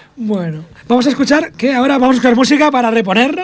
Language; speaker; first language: Spanish; non-native, fluent; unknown